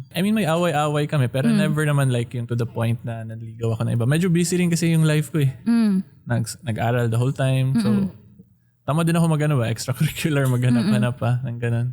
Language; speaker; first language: Filipino; non-native, local second language; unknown